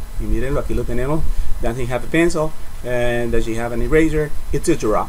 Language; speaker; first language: English; non-native, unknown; Spanish